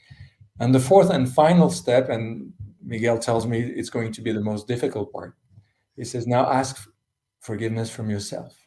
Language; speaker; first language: English; non-native, fluent; French